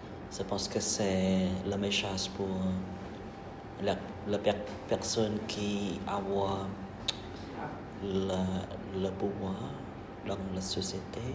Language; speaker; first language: French; non-native, learner; Khmer